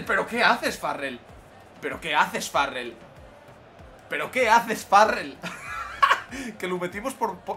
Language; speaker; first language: Spanish; native; Spanish